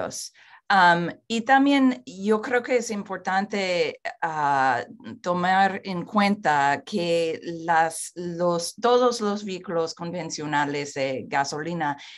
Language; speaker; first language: Spanish; non-native, fluent; English